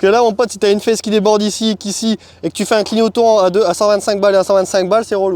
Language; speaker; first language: French; native; French